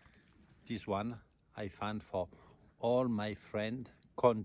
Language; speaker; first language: English; non-native, learner; French